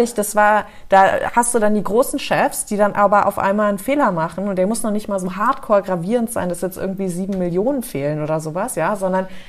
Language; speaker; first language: German; early bilingual, heritage; German